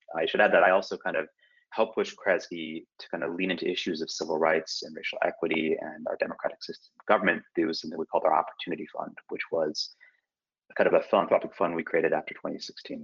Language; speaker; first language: English; native; English